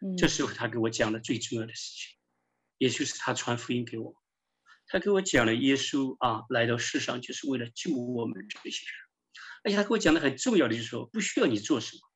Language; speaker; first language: Chinese; native; Chinese